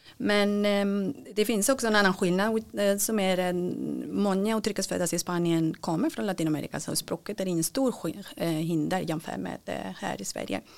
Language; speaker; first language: Swedish; non-native, fluent; Spanish